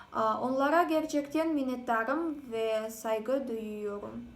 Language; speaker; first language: Turkish; non-native, learner; Kazakh